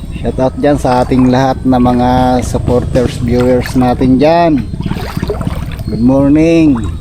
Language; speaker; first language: Filipino; native; Filipino